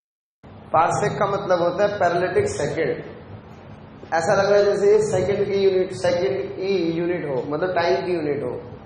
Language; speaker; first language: Hindi; native; Hindi